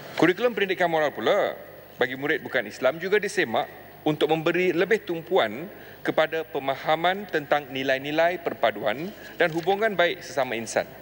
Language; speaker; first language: Malay; native; Malay